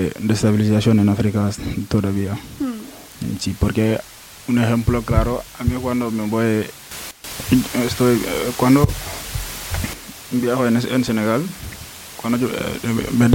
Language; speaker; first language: Spanish; non-native, learner; Wolof